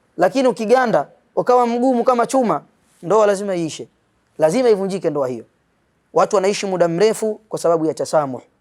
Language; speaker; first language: Swahili; native; Swahili